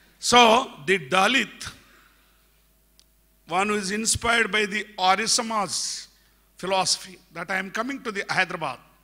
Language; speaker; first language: English; non-native, local second language; Telugu